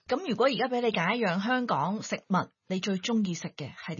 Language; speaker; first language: Cantonese; native; Cantonese